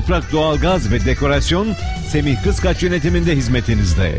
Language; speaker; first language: Turkish; native; Turkish